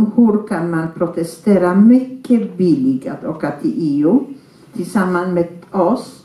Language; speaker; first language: Swedish; non-native, fluent; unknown